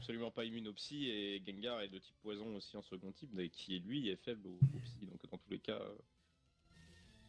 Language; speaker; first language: French; native; French